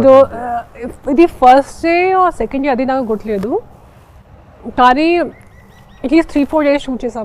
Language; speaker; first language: Telugu; non-native, fluent; Hindi